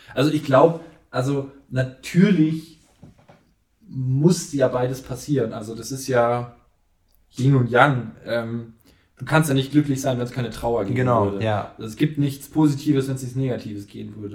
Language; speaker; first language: German; native; German